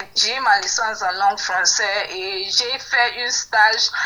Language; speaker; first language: French; non-native, learner; Yoruba